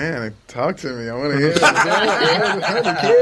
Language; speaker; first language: English; native; English